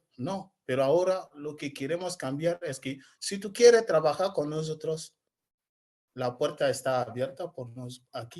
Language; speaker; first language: Spanish; non-native, learner; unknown